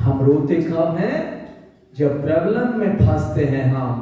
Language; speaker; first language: Hindi; non-native, local second language; Bangla